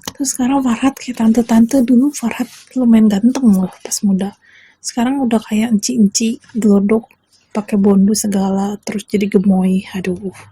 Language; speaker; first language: Indonesian; native; Indonesian